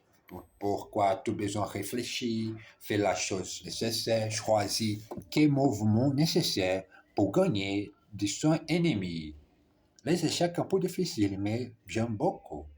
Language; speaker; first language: French; non-native, learner; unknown